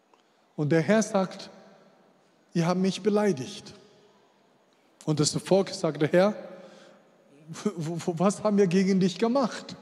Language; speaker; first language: German; non-native, fluent; Chinese